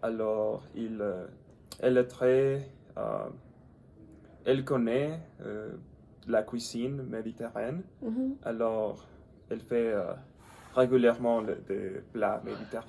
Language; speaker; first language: French; non-native, learner; English